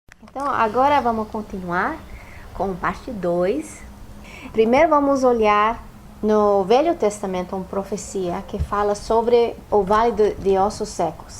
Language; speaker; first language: Portuguese; non-native, fluent; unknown